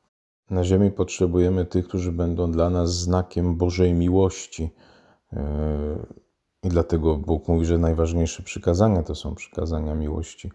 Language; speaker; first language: Polish; native; Polish